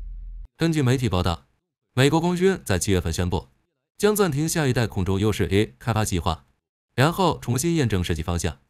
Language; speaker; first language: Chinese; native; Chinese